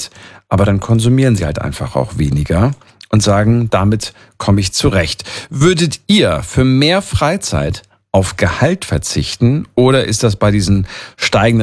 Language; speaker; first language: German; native; German